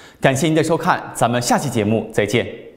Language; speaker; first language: Chinese; native; Chinese